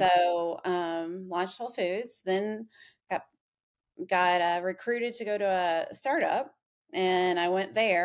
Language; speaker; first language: English; native; English